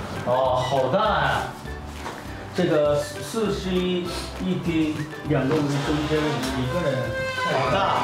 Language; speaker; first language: Chinese; non-native, fluent; Japanese